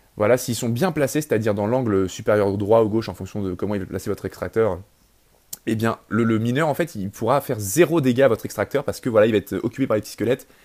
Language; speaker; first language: French; native; French